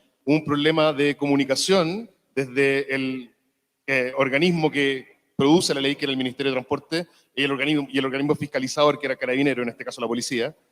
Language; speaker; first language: Spanish; native; Spanish